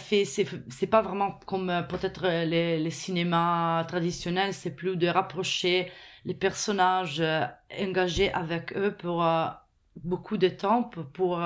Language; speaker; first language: French; non-native, fluent; Italian